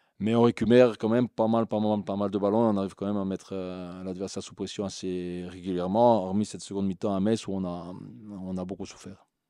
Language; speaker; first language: French; native; French